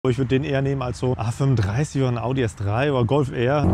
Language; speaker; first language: German; native; German